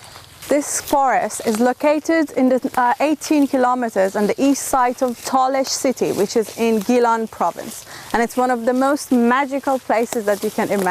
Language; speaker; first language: English; non-native, fluent; Persian